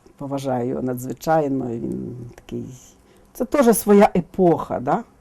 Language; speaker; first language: Ukrainian; native; Ukrainian